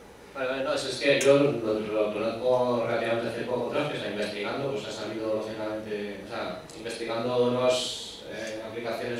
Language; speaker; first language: Spanish; native; Spanish